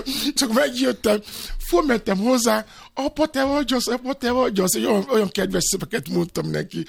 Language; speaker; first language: Hungarian; non-native, fluent; Yoruba